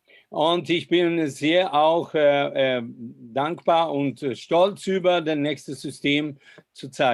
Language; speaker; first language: German; non-native, fluent; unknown